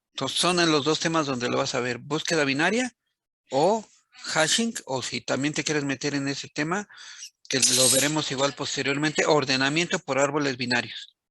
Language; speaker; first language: Spanish; native; Spanish